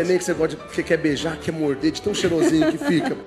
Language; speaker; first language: Portuguese; native; Portuguese